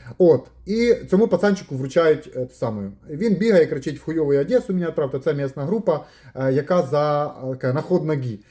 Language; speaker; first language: Ukrainian; non-native, local second language; Russian